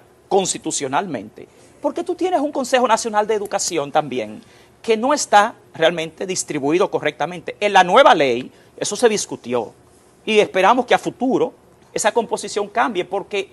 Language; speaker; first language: Spanish; native; Spanish